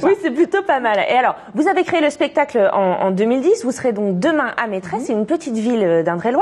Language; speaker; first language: French; native; French